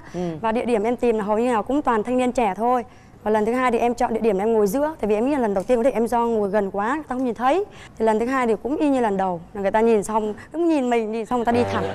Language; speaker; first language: Vietnamese; native; Vietnamese